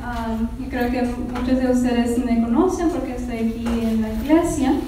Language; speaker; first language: Spanish; non-native, learner; English